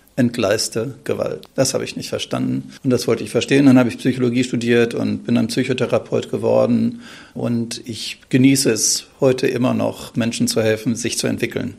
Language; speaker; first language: German; native; German